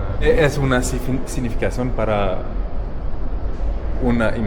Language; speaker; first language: Spanish; non-native, learner; French